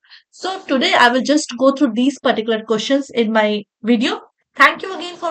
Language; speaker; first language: English; non-native, local second language; Hindi